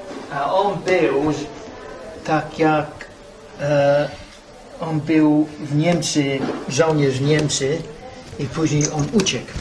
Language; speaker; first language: Polish; early bilingual, heritage; English